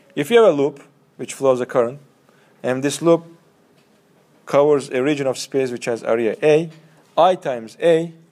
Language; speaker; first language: English; non-native, fluent; Turkish